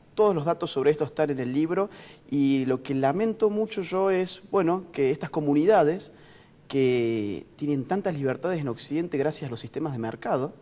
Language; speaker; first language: Spanish; native; Spanish